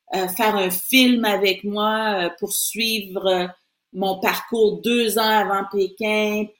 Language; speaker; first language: French; native; French